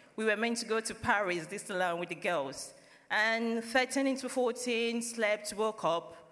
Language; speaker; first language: English; non-native, local second language; Yoruba